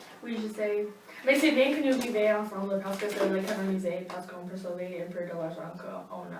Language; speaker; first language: French; non-native, learner; English